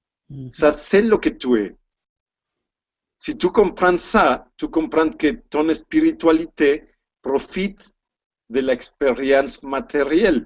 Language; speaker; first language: French; non-native, learner; Spanish